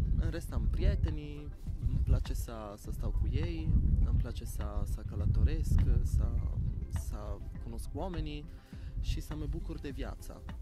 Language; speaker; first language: Romanian; non-native, fluent; Italian